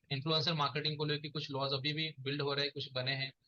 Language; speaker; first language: Hindi; non-native, local second language; Marathi